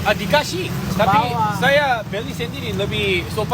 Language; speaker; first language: Indonesian; non-native, fluent; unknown